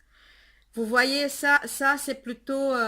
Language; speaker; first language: French; non-native, fluent; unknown